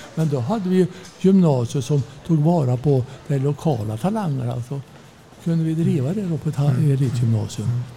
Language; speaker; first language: Swedish; native; Swedish